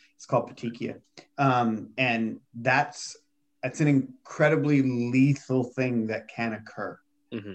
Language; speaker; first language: English; native; English